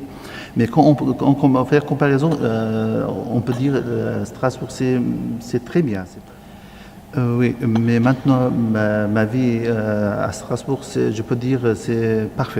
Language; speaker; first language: French; non-native, learner; Arabic